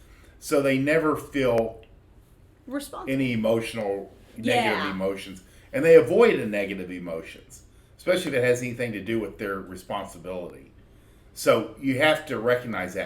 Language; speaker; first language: English; native; English